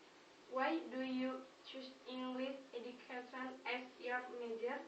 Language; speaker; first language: English; non-native, learner; Indonesian